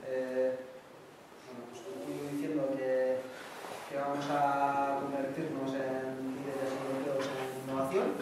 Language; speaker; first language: Spanish; non-native, local second language; Basque